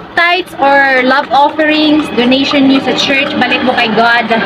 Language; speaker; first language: Filipino; non-native, local second language; Cebuano